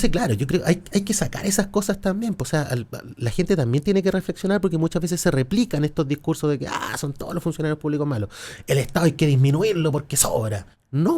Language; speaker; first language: Spanish; native; Spanish